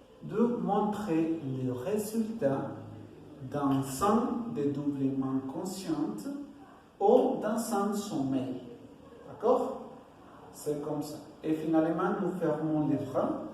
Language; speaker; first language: French; non-native, learner; Spanish